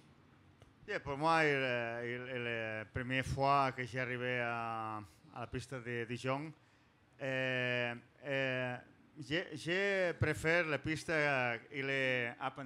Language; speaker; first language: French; non-native, learner; Spanish